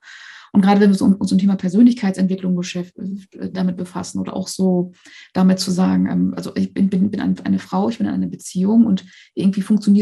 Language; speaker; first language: German; native; German